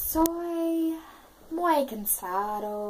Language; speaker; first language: Spanish; non-native, learner; English